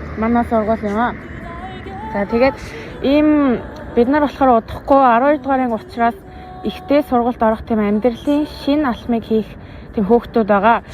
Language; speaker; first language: Mongolian; early bilingual, heritage; Mongolian